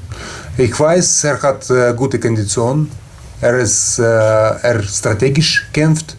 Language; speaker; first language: German; non-native, fluent; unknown